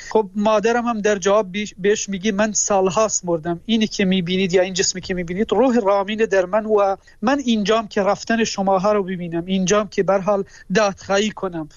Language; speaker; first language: Persian; non-native, local second language; Kurdish